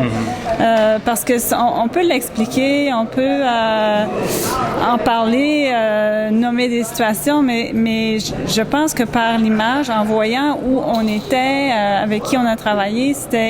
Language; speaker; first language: French; native; French